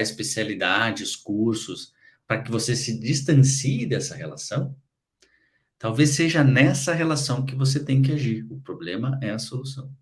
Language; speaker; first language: Portuguese; native; Portuguese